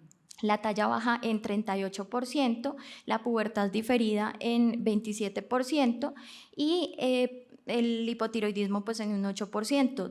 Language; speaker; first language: Spanish; native; Spanish